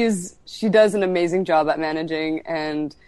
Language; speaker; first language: English; native; English